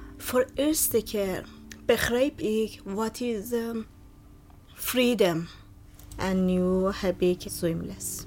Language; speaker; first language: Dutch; non-native, learner; Persian